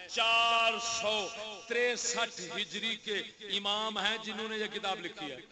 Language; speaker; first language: Urdu; non-native, local second language; Saraiki